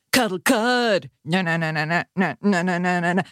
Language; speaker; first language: English; native; English